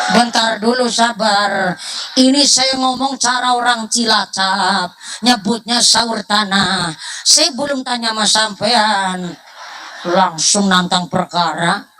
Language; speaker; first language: Indonesian; non-native, local second language; Javanese